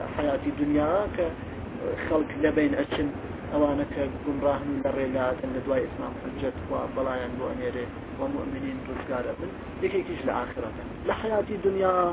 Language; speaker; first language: Central Kurdish; non-native, local second language; Gurani